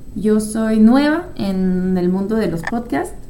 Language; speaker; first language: Spanish; non-native, fluent; French